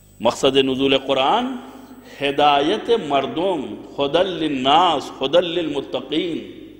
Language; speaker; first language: Urdu; native; Urdu